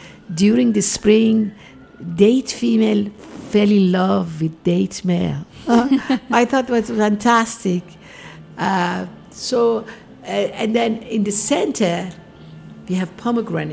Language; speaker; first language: English; non-native, fluent; Persian